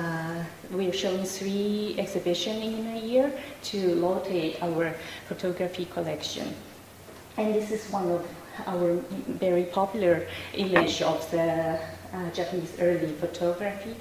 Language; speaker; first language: English; non-native, fluent; Japanese